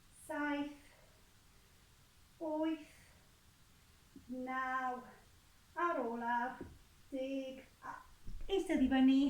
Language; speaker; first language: Welsh; native; Welsh